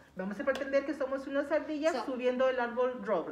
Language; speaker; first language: Spanish; early bilingual, heritage; Spanish